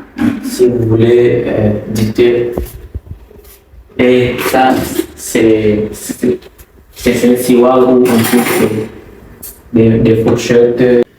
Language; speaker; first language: French; non-native, local second language; Rundi